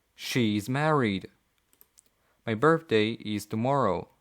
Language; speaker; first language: English; non-native, fluent; Polish